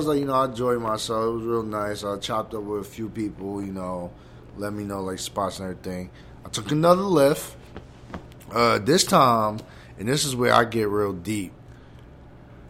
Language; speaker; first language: English; native; English